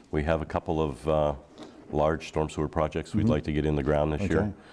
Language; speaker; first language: English; native; English